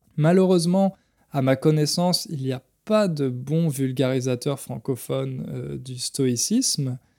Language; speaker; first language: French; native; French